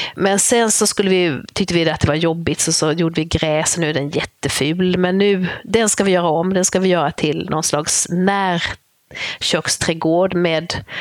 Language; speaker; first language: Swedish; native; Swedish